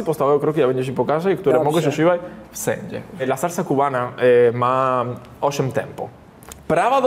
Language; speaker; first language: Polish; non-native, learner; Spanish